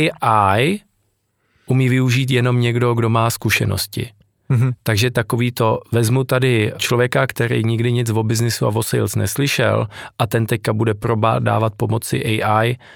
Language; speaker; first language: Czech; native; Czech